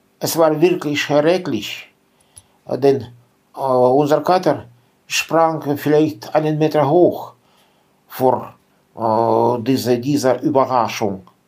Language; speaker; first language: German; non-native, fluent; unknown